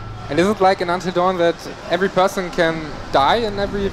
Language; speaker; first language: English; non-native, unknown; German